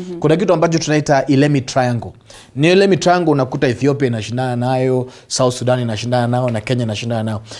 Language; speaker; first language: Swahili; non-native, local second language; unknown